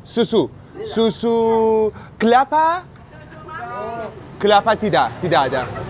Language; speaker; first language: Indonesian; non-native, learner; Persian